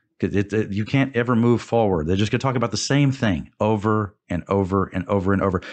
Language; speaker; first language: English; native; English